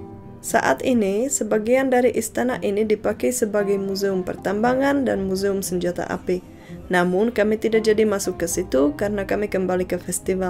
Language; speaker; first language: Indonesian; non-native, fluent; Czech